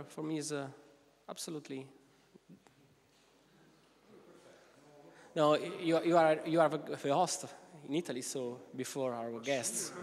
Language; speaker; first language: English; non-native, fluent; Italian